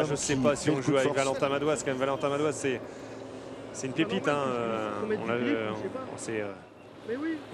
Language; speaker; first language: French; native; French